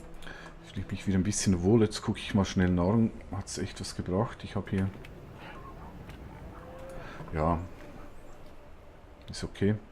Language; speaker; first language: German; native; German